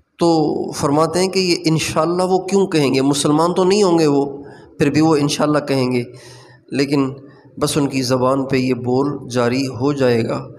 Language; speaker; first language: Urdu; non-native, local second language; Sindhi